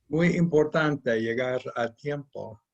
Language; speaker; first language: Spanish; non-native, fluent; English